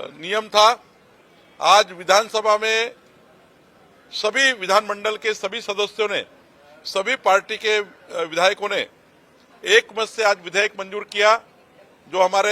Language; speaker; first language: Hindi; non-native, local second language; Marathi